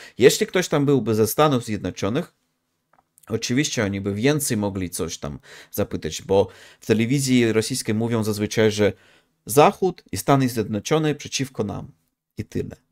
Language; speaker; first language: Polish; non-native, fluent; Russian